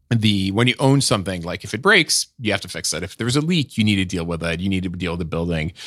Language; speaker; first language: English; non-native, fluent; French